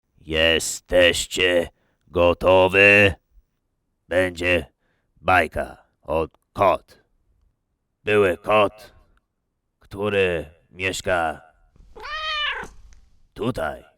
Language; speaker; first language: Polish; non-native, learner; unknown